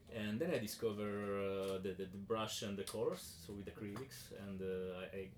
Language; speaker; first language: English; non-native, learner; Italian